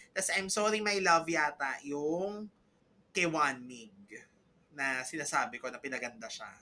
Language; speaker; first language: Filipino; native; Filipino